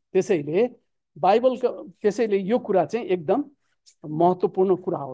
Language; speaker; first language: Nepali; native; Nepali